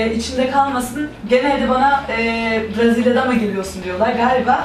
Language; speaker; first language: Turkish; early bilingual, heritage; Turkish